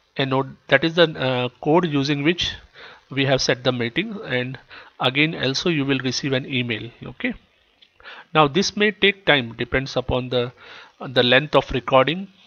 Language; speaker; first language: English; non-native, local second language; Kannada